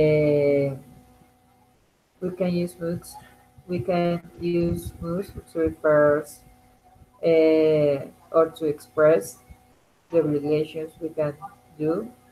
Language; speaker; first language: English; non-native, learner; Spanish